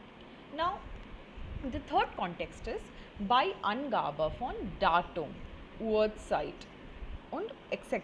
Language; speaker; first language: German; non-native, fluent; Hindi